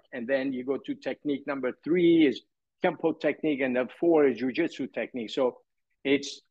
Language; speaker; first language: English; early bilingual, other home language; Persian